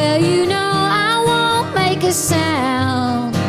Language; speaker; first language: English; native; English